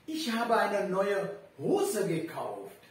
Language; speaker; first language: German; non-native, fluent; Sinhala